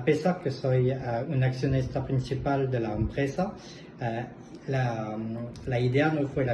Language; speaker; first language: Spanish; non-native, fluent; French